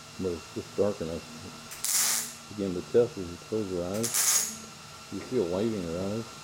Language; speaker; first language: English; native; English